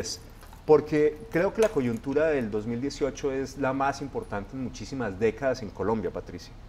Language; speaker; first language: Spanish; native; Spanish